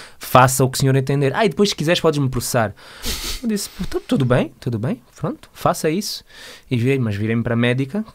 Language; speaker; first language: Portuguese; native; Portuguese